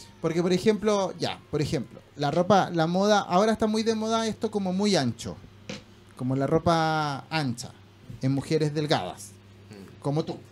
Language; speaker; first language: Spanish; native; Spanish